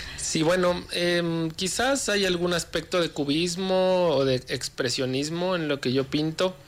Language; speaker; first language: Spanish; native; Spanish